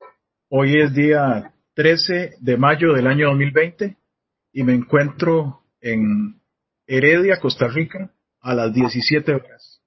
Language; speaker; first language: Spanish; native; Spanish